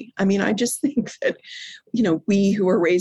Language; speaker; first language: English; native; English